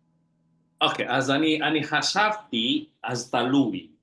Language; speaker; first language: Hebrew; non-native, fluent; Indonesian